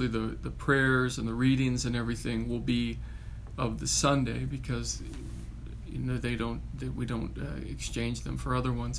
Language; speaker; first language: English; native; English